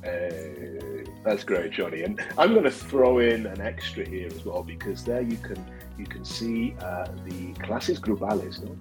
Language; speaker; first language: English; native; English